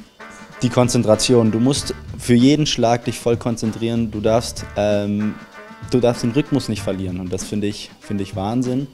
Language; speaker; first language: German; native; German